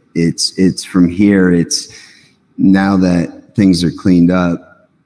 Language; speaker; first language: English; native; English